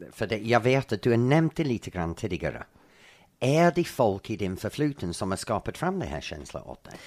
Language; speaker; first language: Swedish; non-native, fluent; English